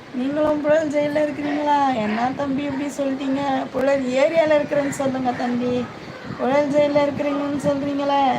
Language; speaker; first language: Tamil; non-native, local second language; Urdu